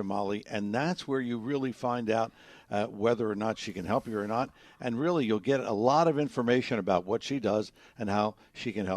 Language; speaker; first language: English; native; English